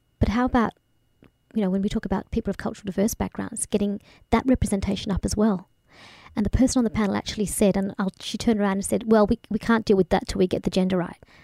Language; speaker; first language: English; early bilingual, other home language; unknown